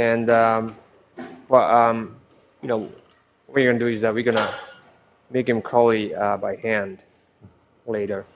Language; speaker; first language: English; non-native, fluent; Japanese